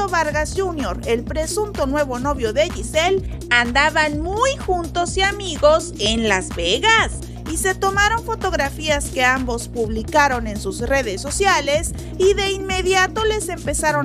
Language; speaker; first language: Spanish; native; Spanish